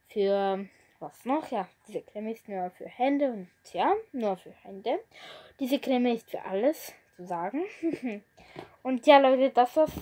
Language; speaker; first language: German; non-native, learner; Bulgarian